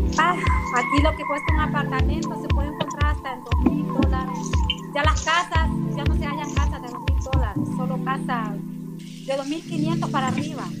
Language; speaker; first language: Spanish; native; Spanish